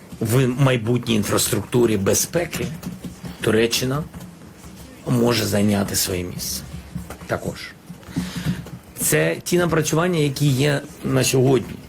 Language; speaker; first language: Ukrainian; non-native, local second language; Russian